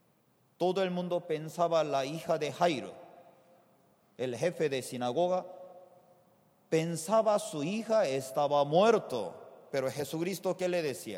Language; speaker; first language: Spanish; non-native, fluent; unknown